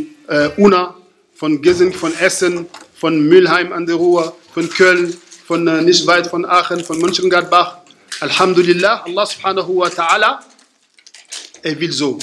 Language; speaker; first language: German; non-native, fluent; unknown